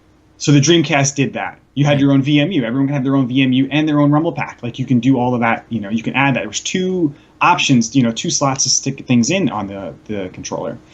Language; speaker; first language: English; native; English